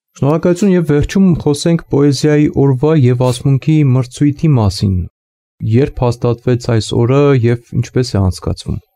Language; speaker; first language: Armenian; native; Armenian